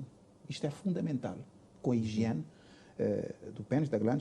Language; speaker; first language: Portuguese; non-native, local second language; Kabuverdianu